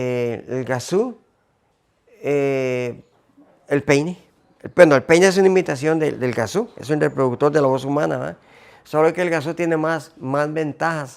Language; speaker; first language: Spanish; native; Spanish